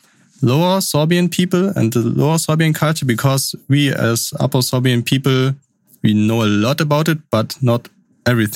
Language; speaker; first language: English; non-native, fluent; Upper Sorbian